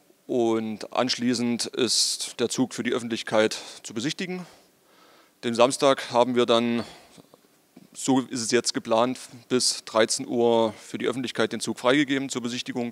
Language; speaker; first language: German; native; German